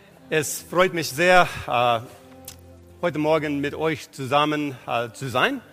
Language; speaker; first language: German; non-native, learner; English